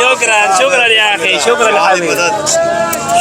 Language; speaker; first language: Arabic; non-native, learner; Urdu